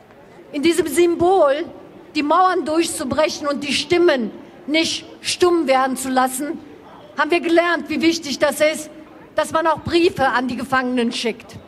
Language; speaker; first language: German; non-native, fluent; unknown